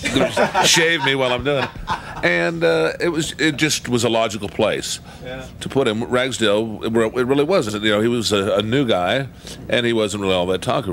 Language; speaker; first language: English; native; English